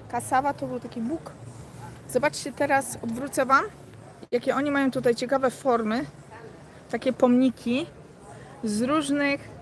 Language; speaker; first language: Polish; native; Polish